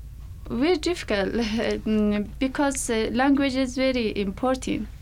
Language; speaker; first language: English; non-native, learner; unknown